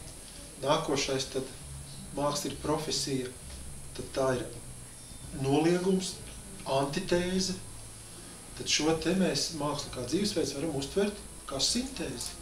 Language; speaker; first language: Latvian; native; Latvian